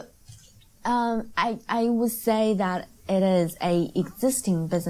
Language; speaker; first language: English; non-native, fluent; Chinese